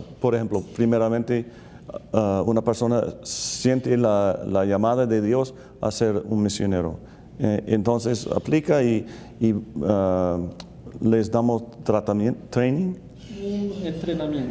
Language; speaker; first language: Spanish; non-native, fluent; English